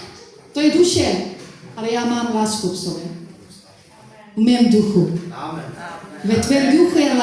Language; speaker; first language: Czech; non-native, fluent; Korean